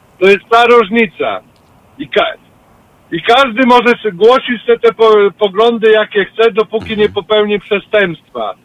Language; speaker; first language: Polish; native; Polish